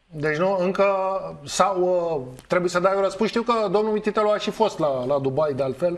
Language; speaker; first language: Romanian; native; Romanian